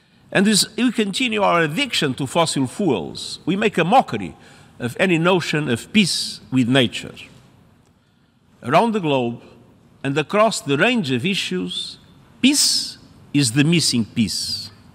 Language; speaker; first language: English; non-native, fluent; Portuguese